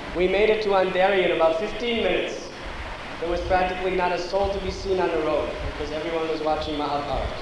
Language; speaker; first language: English; native; English